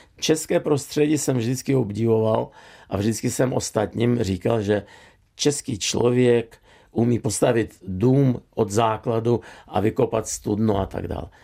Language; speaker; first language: Czech; non-native, fluent; Russian